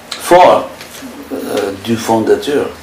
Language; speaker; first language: French; non-native, fluent; English